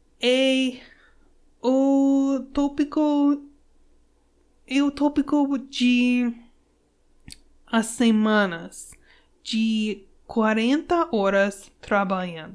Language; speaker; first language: Portuguese; non-native, learner; English